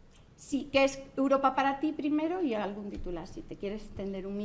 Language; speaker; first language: Spanish; native; Spanish